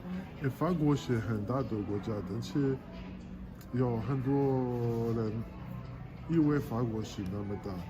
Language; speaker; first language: Chinese; non-native, learner; French